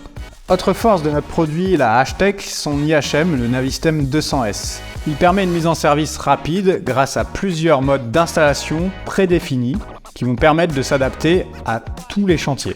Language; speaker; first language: French; native; French